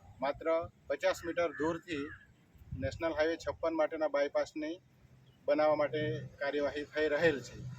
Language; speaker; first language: Gujarati; non-native, local second language; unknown